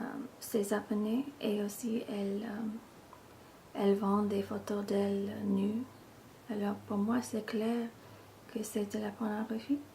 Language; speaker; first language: French; non-native, fluent; English